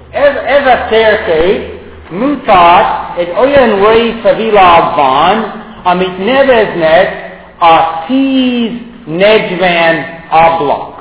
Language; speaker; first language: Hungarian; non-native, fluent; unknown